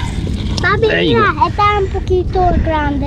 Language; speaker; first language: Spanish; non-native, learner; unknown